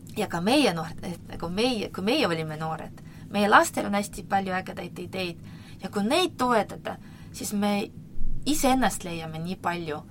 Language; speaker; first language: Estonian; non-native, local second language; Russian